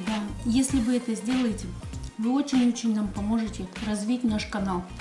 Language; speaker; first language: Russian; native; Russian